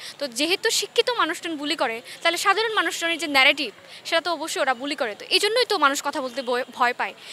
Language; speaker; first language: Bangla; non-native, local second language; Chakma